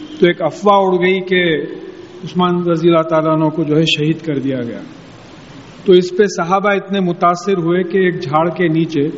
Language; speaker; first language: Urdu; native; Urdu